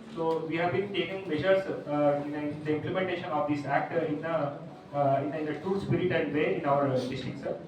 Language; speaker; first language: English; non-native, local second language; Telugu